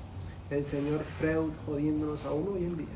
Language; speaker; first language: Spanish; native; Spanish